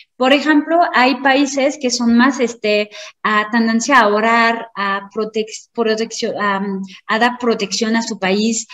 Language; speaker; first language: Spanish; non-native, fluent; French